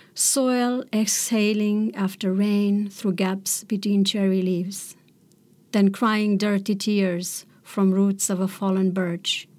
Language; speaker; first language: English; non-native, fluent; Romanian